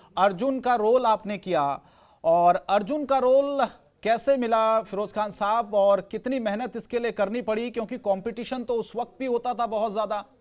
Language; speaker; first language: Hindi; native; Hindi